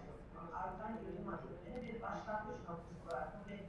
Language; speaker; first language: Turkish; native; Turkish